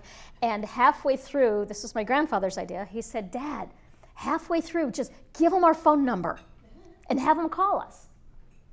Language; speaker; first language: English; native; English